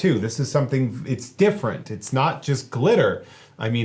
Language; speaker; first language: English; native; English